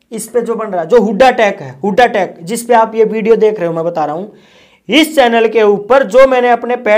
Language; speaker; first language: Hindi; native; Hindi